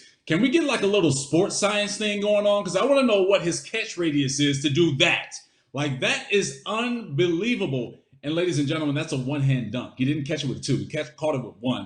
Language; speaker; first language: English; native; English